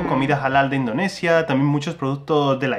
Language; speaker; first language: Spanish; native; Spanish